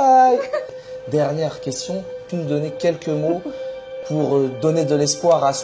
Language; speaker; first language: French; native; French